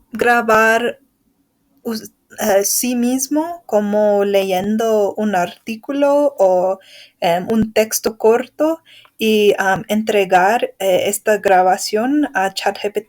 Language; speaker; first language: Spanish; non-native, fluent; English